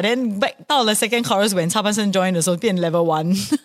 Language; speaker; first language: English; non-native, local second language; Chinese